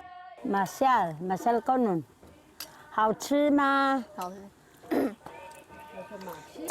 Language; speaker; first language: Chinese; non-native, local second language; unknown